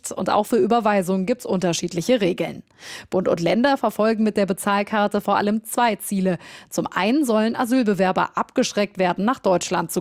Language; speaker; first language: German; native; German